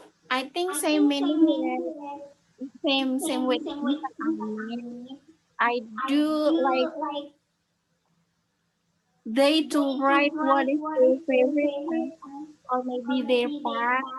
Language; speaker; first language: English; non-native, learner; Indonesian